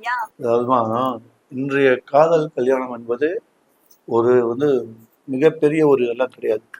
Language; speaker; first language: Tamil; native; Tamil